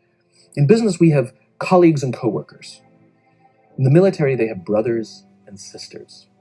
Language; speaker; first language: English; native; English